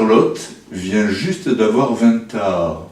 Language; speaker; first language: French; native; French